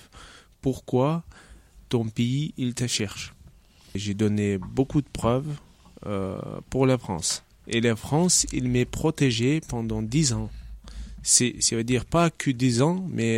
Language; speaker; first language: French; non-native, learner; Chechen